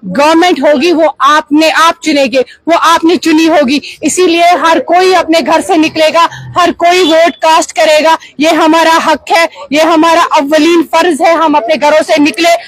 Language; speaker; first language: Hindi; non-native, local second language; Kashmiri